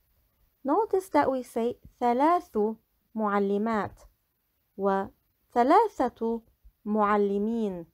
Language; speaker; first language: Arabic; non-native, fluent; English